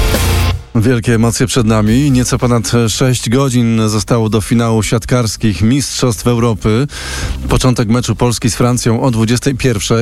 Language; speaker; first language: Polish; native; Polish